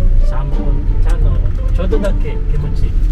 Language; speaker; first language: Japanese; non-native, learner; Filipino